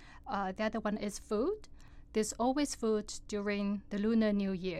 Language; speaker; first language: English; non-native, fluent; Cantonese